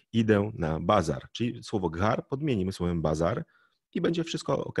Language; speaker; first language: Polish; native; Polish